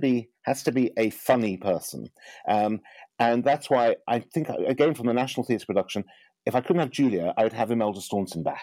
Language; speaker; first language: English; native; English